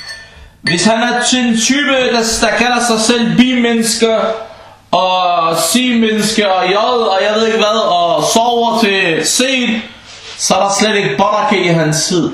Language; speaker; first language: Danish; early bilingual, other home language; Arabic